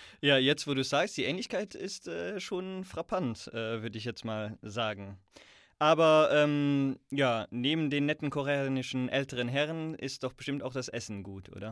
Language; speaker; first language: German; native; German